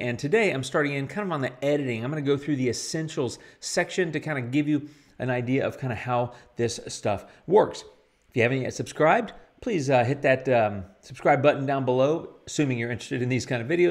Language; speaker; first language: English; native; English